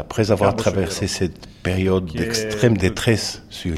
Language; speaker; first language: French; non-native, fluent; Greek